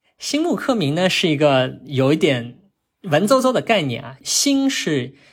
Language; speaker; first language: Chinese; native; Chinese